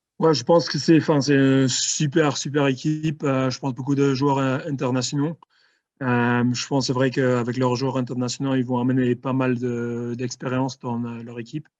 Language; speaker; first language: French; non-native, fluent; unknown